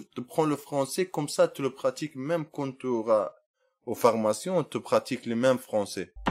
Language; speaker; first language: French; non-native, learner; Arabic